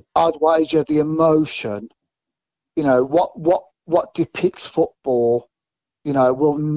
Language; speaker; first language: English; native; English